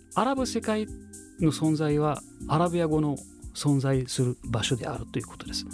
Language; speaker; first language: Japanese; non-native, fluent; Arabic